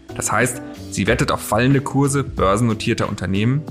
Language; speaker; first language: German; native; German